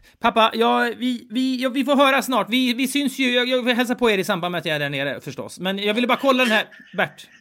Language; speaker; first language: Swedish; native; Swedish